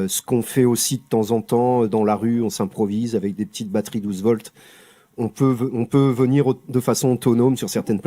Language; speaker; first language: French; native; French